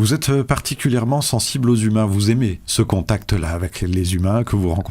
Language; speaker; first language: French; native; French